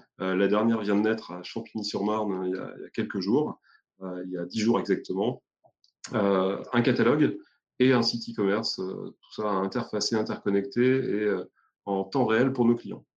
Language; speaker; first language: French; native; French